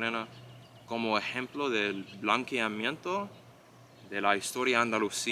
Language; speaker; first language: Spanish; non-native, fluent; English